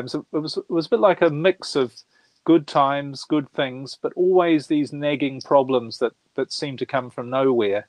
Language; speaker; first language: English; native; English